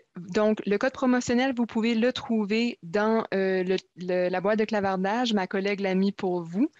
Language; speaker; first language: French; native; French